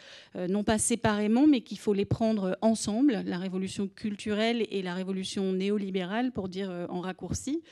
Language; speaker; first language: French; native; French